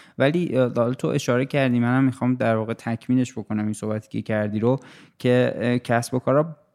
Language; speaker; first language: Persian; native; Persian